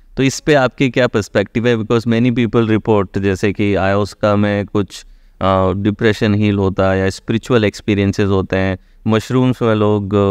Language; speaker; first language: Hindi; native; Hindi